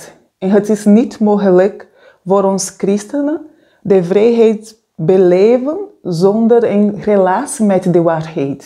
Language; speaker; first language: Dutch; non-native, fluent; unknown